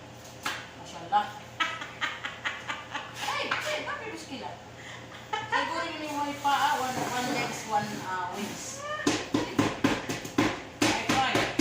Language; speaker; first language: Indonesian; non-native, learner; Filipino